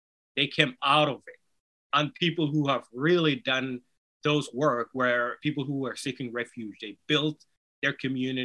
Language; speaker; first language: English; non-native, fluent; Somali